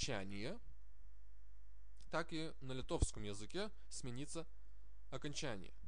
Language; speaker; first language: Russian; non-native, fluent; Lithuanian